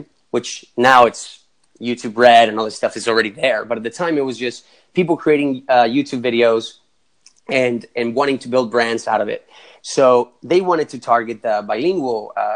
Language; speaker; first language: English; non-native, fluent; Spanish